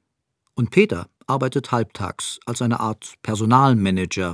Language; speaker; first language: German; native; German